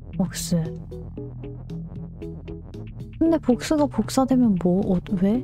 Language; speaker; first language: Korean; native; Korean